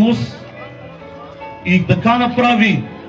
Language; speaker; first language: Bulgarian; non-native, local second language; Romany